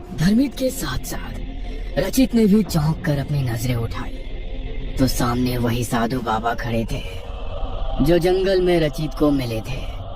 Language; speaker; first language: Hindi; native; Hindi